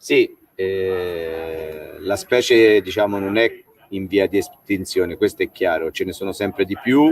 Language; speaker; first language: Italian; native; Italian